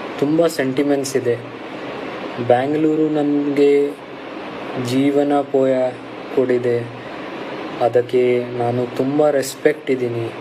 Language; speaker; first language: Kannada; non-native, local second language; Hindi